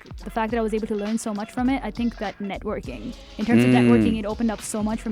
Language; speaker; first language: English; non-native, local second language; Tamil